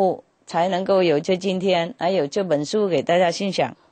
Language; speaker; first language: Chinese; non-native, fluent; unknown